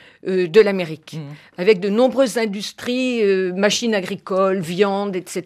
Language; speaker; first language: French; native; French